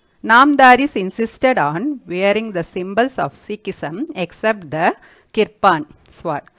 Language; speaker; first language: English; non-native, local second language; Tamil